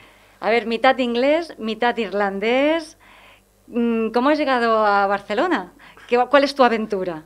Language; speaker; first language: Spanish; native; Spanish